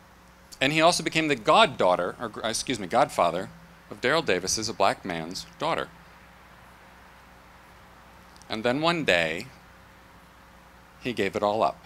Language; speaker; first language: English; native; English